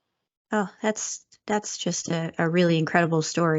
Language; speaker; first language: English; native; English